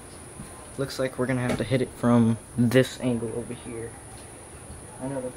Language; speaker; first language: English; native; English